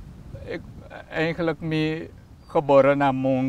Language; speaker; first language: Dutch; non-native, local second language; Sranan Tongo